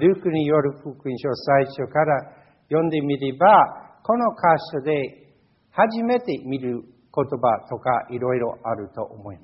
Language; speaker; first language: Japanese; non-native, fluent; English